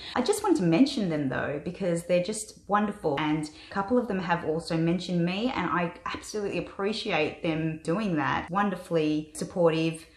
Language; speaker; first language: English; native; English